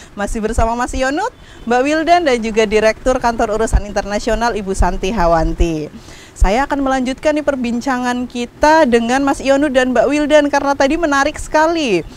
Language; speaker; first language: Indonesian; native; Indonesian